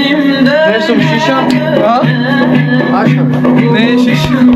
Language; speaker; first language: Macedonian; non-native, local second language; Romany